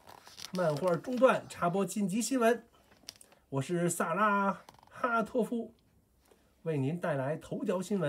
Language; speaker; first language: Chinese; native; Chinese